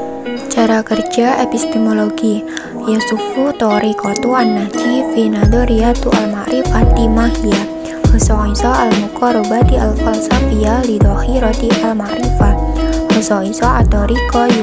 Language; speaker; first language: Arabic; non-native, learner; Indonesian